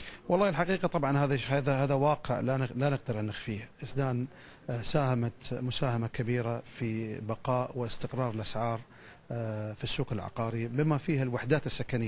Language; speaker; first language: Arabic; native; Arabic